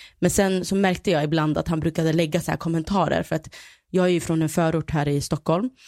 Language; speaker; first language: Swedish; early bilingual, other home language; Somali